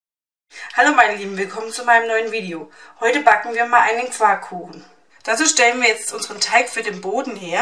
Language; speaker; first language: German; native; German